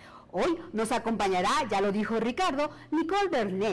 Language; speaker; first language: Spanish; native; Spanish